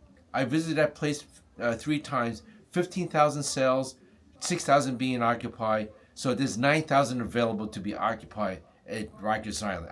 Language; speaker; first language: English; non-native, fluent; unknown